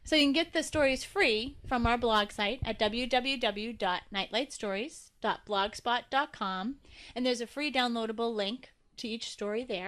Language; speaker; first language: English; native; English